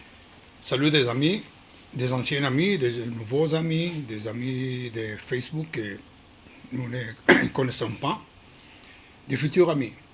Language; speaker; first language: French; non-native, learner; Hebrew